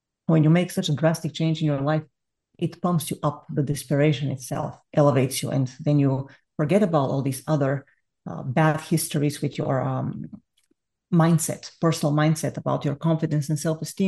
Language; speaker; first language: English; non-native, fluent; Bulgarian